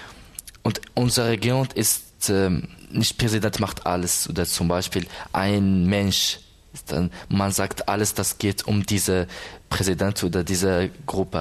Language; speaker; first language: German; non-native, learner; Arabic